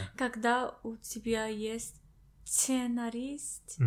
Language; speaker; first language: Russian; non-native, learner; English